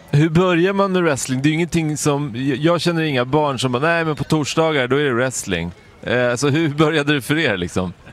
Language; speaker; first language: Swedish; native; Swedish